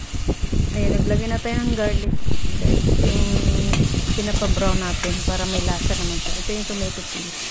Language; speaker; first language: Filipino; native; Filipino